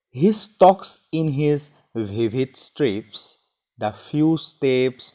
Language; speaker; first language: English; non-native, local second language; Assamese